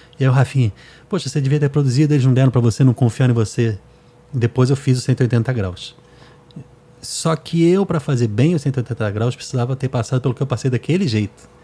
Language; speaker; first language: Portuguese; native; Portuguese